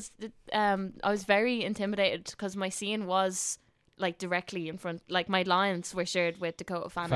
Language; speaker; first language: English; native; English